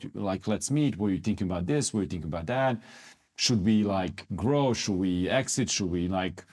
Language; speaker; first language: English; non-native, fluent; Croatian